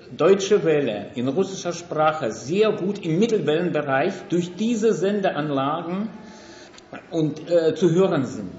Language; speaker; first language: German; non-native, fluent; Russian